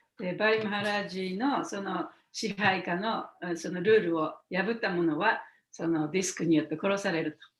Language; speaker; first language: Japanese; native; Japanese